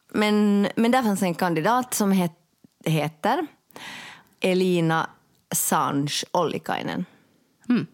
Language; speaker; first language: Swedish; native; Swedish